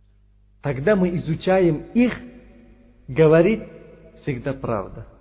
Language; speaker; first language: Russian; non-native, local second language; Uzbek